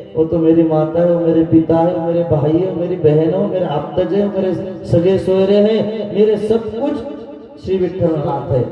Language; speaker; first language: Hindi; non-native, local second language; Marathi